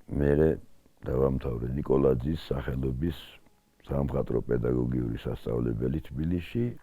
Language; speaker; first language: Georgian; non-native, local second language; Svan